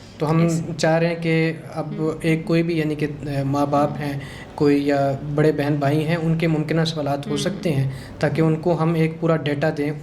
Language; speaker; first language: Urdu; native; Urdu